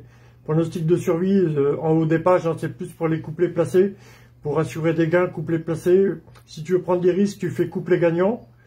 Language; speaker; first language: French; native; French